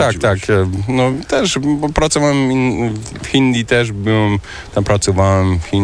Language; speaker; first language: Polish; early bilingual, heritage; German